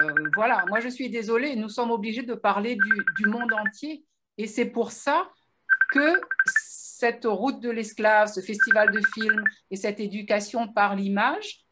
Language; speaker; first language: French; native; French